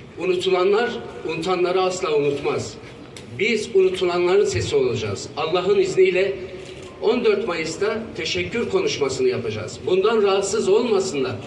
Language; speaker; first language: Turkish; native; Turkish